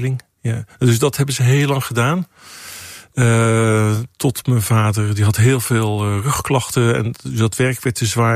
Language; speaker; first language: Dutch; native; Dutch